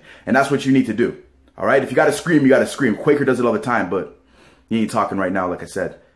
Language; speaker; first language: English; native; English